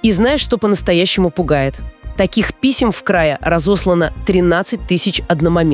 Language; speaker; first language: Russian; native; Russian